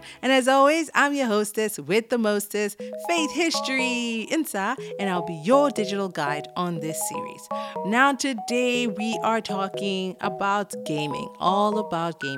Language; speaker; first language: English; non-native, local second language; Yoruba